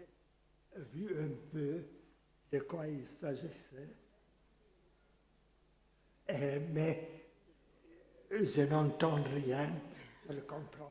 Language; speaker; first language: French; non-native, fluent; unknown